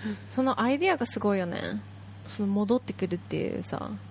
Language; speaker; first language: Japanese; native; Japanese